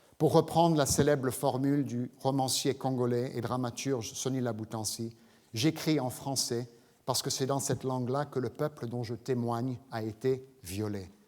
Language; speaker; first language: French; non-native, fluent; English